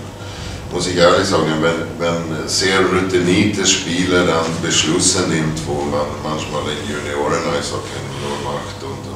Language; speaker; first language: German; non-native, fluent; Swedish